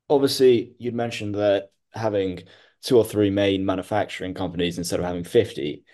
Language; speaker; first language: English; non-native, local second language; Hindi